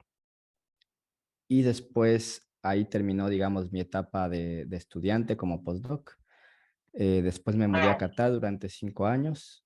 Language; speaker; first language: Spanish; native; Spanish